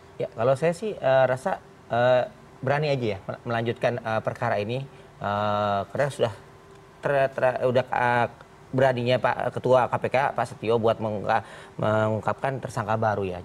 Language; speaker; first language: Indonesian; native; Indonesian